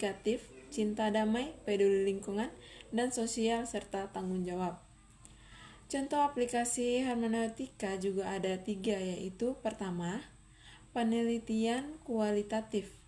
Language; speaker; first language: Indonesian; native; Indonesian